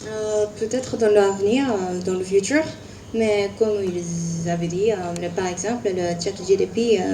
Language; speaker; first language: French; non-native, fluent; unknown